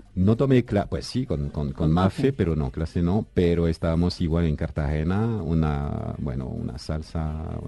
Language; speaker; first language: Spanish; non-native, fluent; French